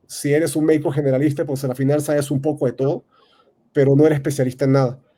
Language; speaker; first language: Spanish; native; Spanish